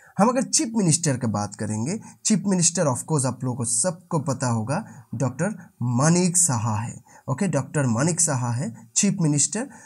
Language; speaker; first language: Hindi; non-native, local second language; Bangla